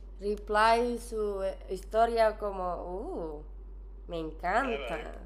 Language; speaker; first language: Spanish; non-native, learner; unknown